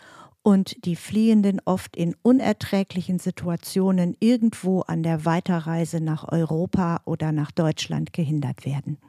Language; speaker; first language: German; native; German